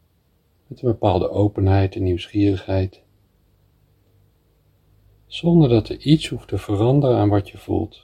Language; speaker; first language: Dutch; native; Dutch